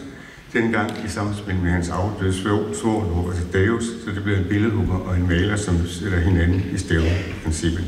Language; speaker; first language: Danish; native; Danish